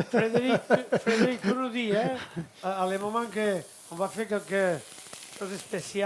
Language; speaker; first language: French; non-native, fluent; Catalan